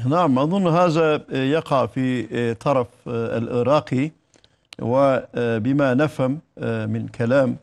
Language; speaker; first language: Arabic; non-native, fluent; Turkish